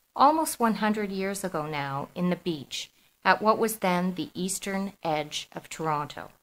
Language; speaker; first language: English; native; English